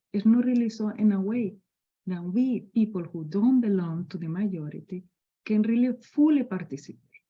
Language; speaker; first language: English; non-native, fluent; Spanish